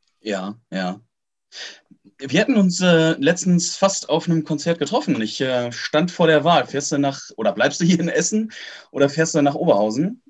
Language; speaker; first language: German; native; German